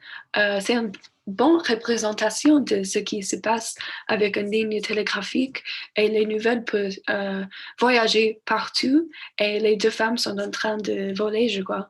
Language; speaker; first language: French; non-native, learner; English